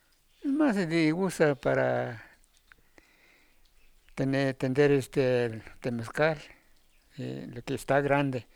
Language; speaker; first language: Spanish; non-native, local second language; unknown